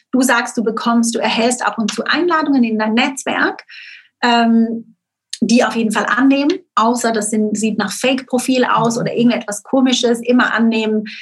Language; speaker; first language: German; native; German